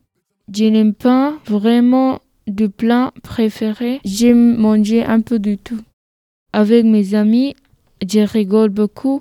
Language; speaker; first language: French; non-native, learner; Arabic